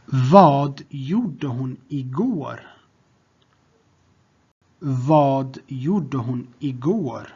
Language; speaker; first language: Swedish; non-native, fluent; Tigrinya